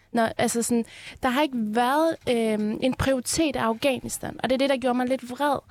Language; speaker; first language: Danish; early bilingual, other home language; Persian